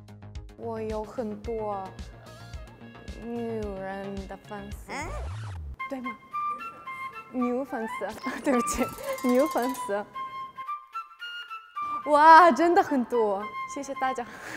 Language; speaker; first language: Chinese; non-native, learner; Russian